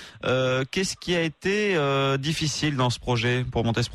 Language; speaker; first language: French; native; French